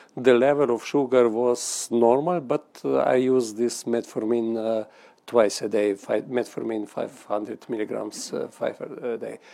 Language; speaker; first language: English; non-native, fluent; Slovenian